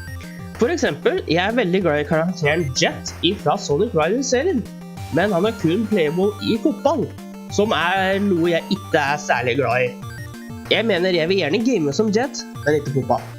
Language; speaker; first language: Norwegian; native; Norwegian